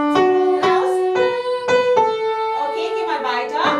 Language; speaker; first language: German; native; German